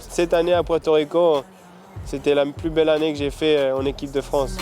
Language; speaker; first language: French; early bilingual, heritage; French